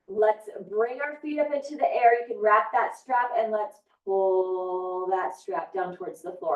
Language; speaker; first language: English; native; English